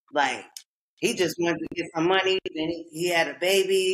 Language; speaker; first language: English; native; English